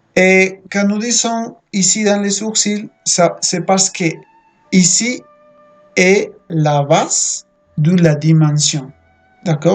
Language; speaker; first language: French; non-native, fluent; Spanish